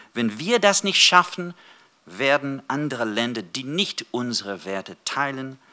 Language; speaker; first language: German; non-native, fluent; English